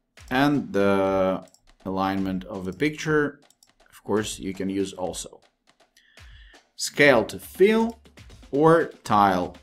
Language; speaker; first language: English; non-native, fluent; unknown